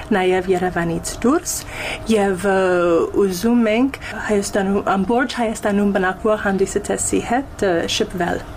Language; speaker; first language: Armenian; non-native, fluent; English